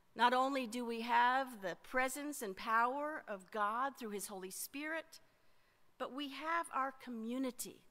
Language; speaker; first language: English; native; English